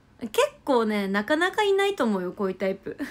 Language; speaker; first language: Japanese; native; Japanese